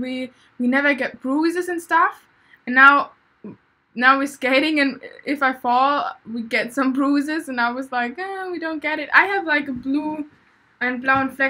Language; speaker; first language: English; non-native, fluent; German